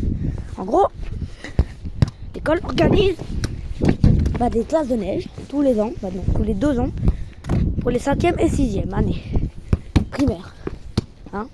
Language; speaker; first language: French; native; French